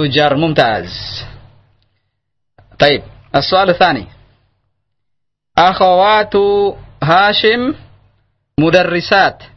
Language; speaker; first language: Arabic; non-native, fluent; Indonesian